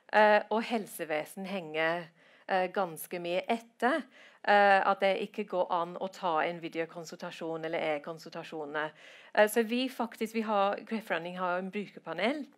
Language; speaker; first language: Norwegian; non-native, fluent; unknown